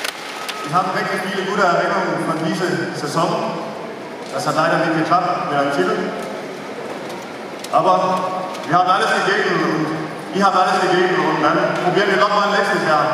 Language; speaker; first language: German; non-native, fluent; Danish